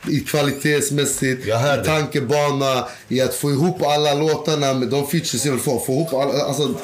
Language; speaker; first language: Swedish; native; Swedish